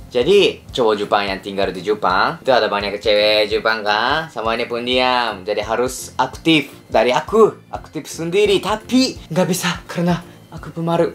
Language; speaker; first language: Indonesian; non-native, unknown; Japanese